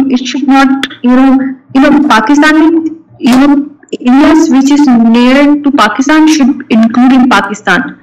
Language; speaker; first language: English; non-native, local second language; Urdu